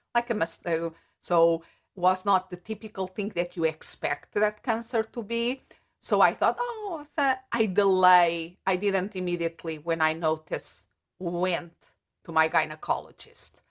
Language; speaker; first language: English; non-native, fluent; Portuguese